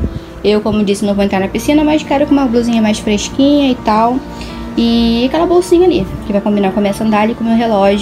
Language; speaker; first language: Portuguese; native; Portuguese